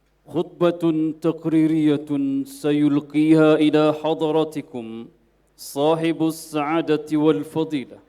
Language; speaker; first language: Arabic; non-native, fluent; Indonesian